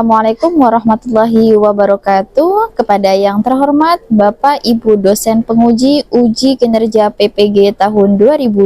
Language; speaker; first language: Indonesian; native; Indonesian